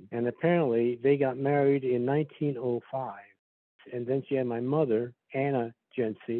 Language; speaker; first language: English; early bilingual, other home language; Slovak